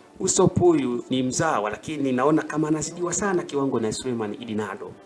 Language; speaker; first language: Swahili; native; Swahili